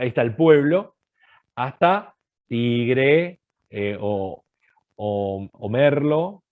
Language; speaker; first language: Spanish; native; Spanish